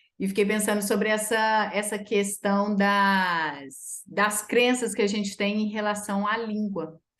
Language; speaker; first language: Portuguese; native; Portuguese